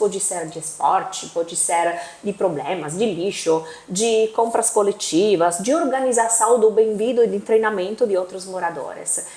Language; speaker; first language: Portuguese; non-native, fluent; Italian